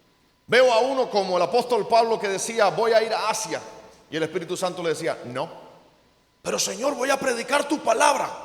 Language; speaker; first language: Spanish; native; Spanish